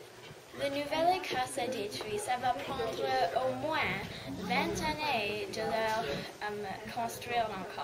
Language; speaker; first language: French; non-native, learner; English